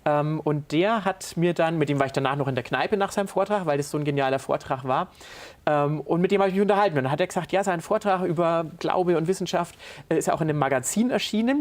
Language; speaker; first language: German; native; German